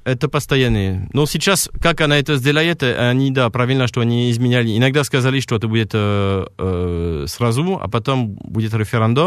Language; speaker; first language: Russian; non-native, fluent; French